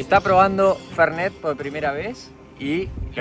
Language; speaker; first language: Spanish; native; Spanish